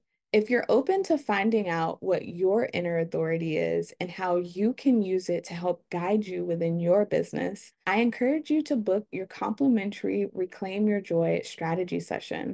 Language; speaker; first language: English; native; English